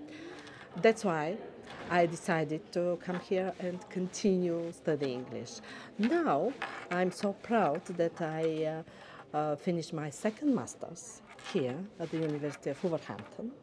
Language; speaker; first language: English; non-native, learner; Bulgarian